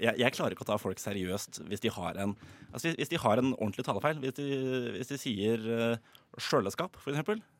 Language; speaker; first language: Norwegian; native; Norwegian